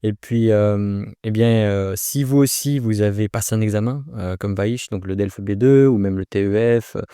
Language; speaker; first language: French; native; French